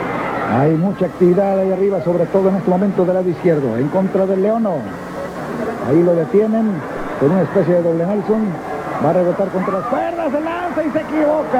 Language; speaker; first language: Spanish; native; Spanish